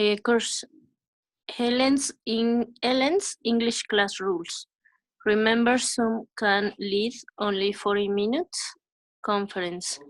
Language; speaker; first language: English; non-native, learner; Spanish